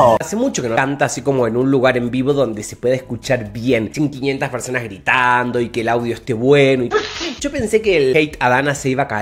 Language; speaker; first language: Spanish; native; Spanish